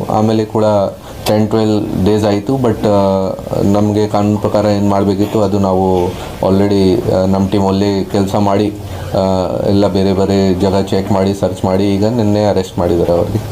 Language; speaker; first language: Kannada; non-native, fluent; Hindi